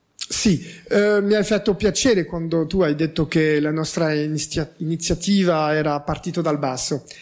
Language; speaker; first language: Italian; non-native, fluent; French